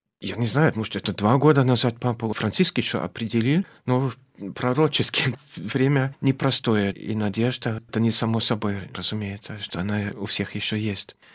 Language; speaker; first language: Russian; non-native, fluent; German